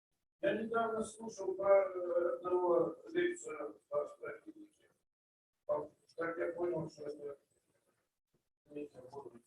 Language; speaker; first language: Russian; native; Russian